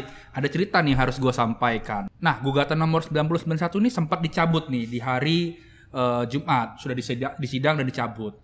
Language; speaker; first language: Indonesian; native; Indonesian